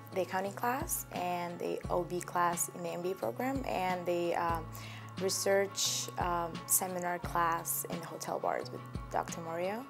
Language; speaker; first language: English; non-native, fluent; Russian